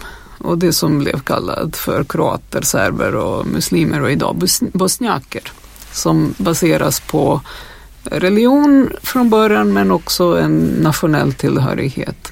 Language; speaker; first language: Swedish; non-native, fluent; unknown